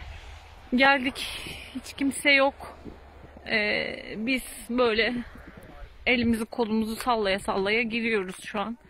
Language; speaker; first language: Turkish; native; Turkish